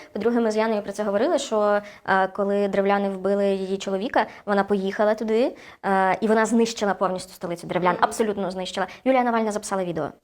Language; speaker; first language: Ukrainian; native; Ukrainian